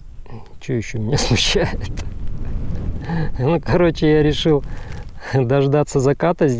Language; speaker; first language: Russian; native; Russian